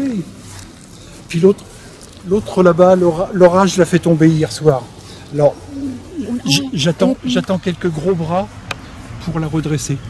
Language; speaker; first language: French; native; French